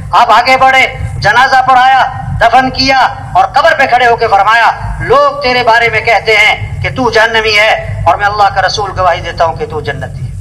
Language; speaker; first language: Urdu; non-native, local second language; Pashto